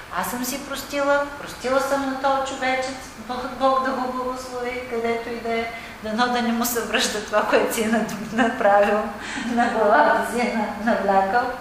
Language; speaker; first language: Bulgarian; native; Bulgarian